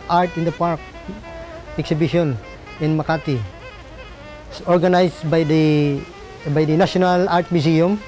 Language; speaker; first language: English; non-native, local second language; Waray